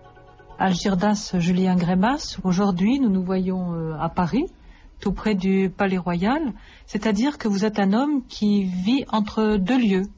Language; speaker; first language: French; native; French